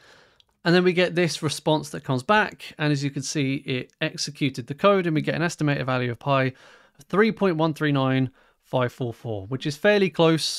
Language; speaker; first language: English; native; English